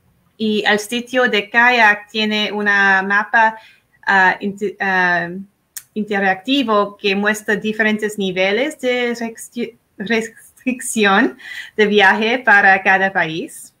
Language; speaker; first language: Spanish; non-native, learner; English